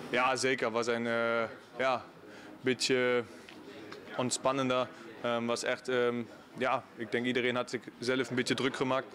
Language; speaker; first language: Dutch; non-native, learner; German